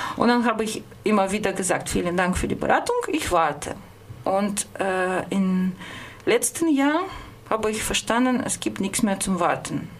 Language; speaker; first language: German; non-native, fluent; Russian